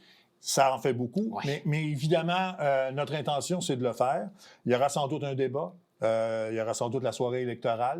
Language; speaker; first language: French; native; French